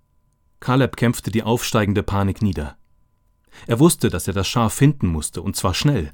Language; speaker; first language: German; native; German